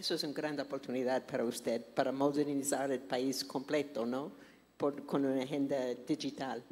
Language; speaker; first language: Spanish; non-native, fluent; English